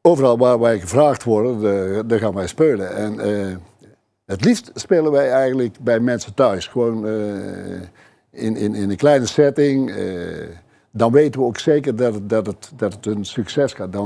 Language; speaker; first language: Dutch; native; Dutch